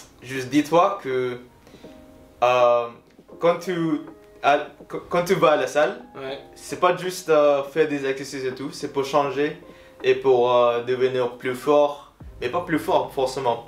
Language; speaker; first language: French; non-native, learner; Filipino